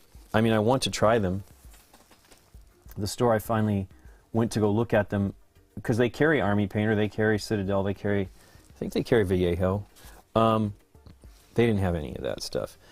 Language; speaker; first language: English; native; English